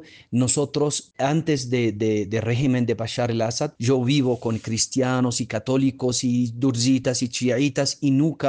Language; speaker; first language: Spanish; non-native, fluent; Arabic